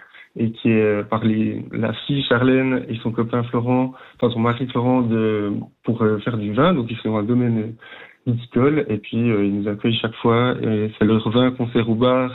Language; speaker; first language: French; native; French